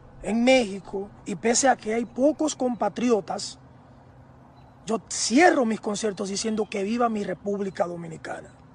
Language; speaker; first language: Spanish; early bilingual, heritage; Spanish